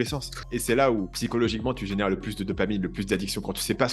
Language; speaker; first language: French; native; French